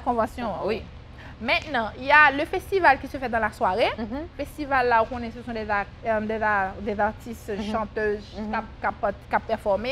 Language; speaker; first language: French; non-native, local second language; Haitian Creole